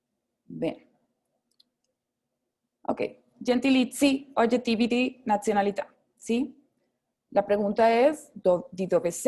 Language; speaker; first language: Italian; non-native, fluent; Spanish